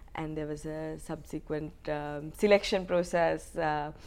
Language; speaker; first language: English; non-native, local second language; Sinhala